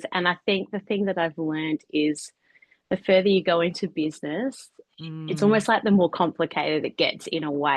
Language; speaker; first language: English; native; English